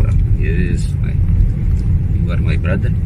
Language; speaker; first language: English; non-native, learner; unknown